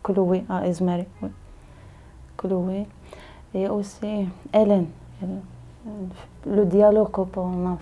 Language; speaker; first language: French; non-native, learner; Arabic